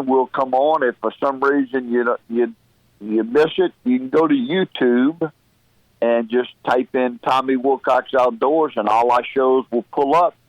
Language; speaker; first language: English; native; English